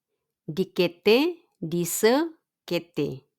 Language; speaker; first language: German; non-native, fluent; Indonesian